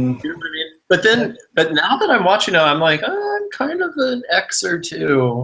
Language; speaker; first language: English; native; English